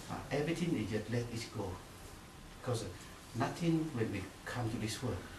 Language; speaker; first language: English; non-native, learner; Vietnamese